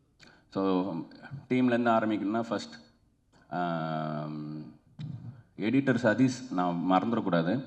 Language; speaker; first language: Tamil; native; Tamil